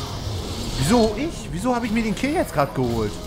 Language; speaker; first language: German; native; German